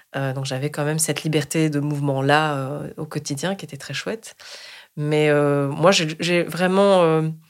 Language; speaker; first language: French; native; French